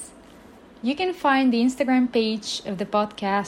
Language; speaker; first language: English; non-native, fluent; Bulgarian